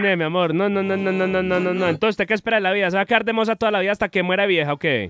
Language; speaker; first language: Spanish; native; Spanish